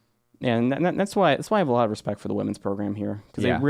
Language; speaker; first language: English; native; English